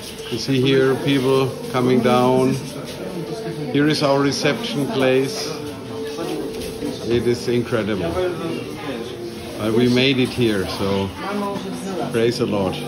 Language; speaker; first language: English; non-native, fluent; German